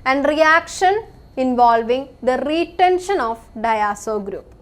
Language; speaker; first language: English; non-native, local second language; Malayalam